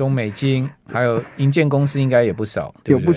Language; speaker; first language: Chinese; native; Chinese